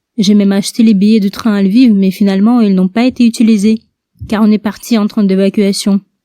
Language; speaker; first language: French; non-native, fluent; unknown